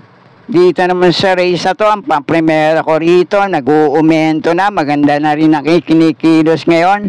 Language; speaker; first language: Filipino; native; Filipino